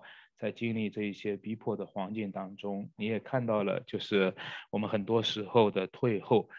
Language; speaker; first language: Chinese; native; Chinese